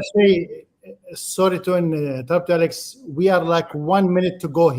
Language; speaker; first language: English; non-native, fluent; Arabic